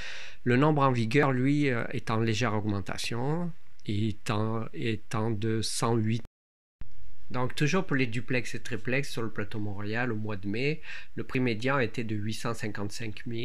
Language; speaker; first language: French; native; French